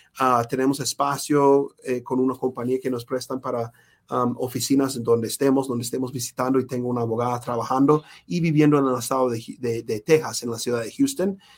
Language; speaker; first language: Spanish; non-native, fluent; English